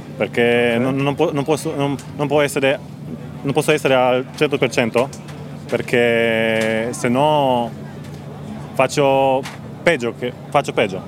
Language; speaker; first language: Italian; non-native, learner; Romanian